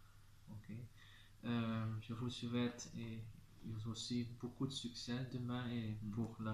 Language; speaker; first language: French; non-native, learner; Dutch